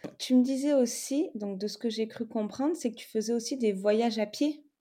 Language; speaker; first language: French; native; French